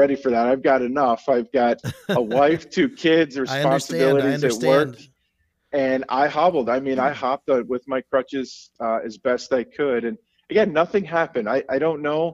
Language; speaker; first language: English; native; English